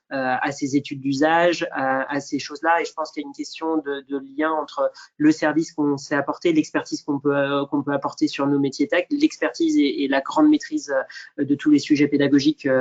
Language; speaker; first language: French; native; French